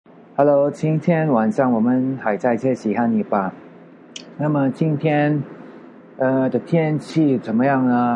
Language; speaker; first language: Chinese; non-native, learner; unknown